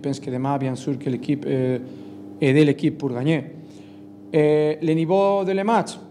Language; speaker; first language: French; non-native, learner; Spanish